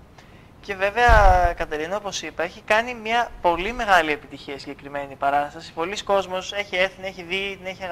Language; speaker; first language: Greek; native; Greek